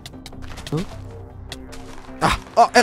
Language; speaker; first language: German; native; German